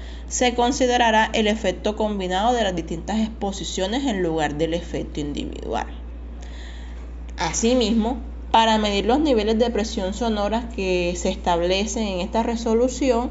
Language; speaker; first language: Spanish; native; Spanish